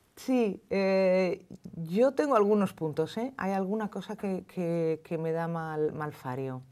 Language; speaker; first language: Spanish; native; Spanish